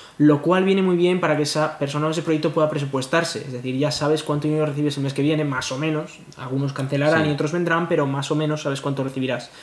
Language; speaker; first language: Spanish; native; Spanish